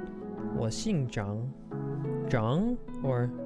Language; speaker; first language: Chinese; non-native, learner; English